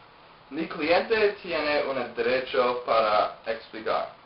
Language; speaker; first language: Spanish; non-native, learner; English